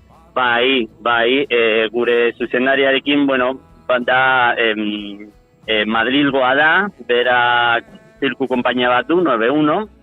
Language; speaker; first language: Basque; non-native, local second language; Spanish